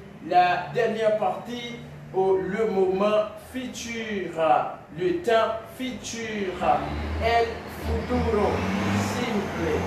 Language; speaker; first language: French; non-native, local second language; Haitian Creole